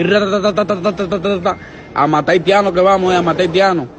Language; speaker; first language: Spanish; native; Spanish